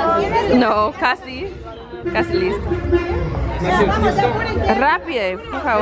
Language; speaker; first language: Spanish; non-native, learner; English